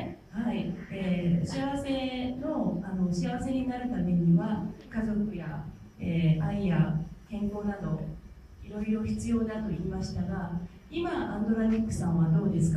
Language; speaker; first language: Japanese; non-native, fluent; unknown